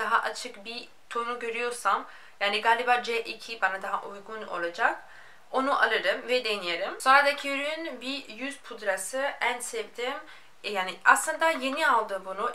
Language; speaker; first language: Turkish; non-native, fluent; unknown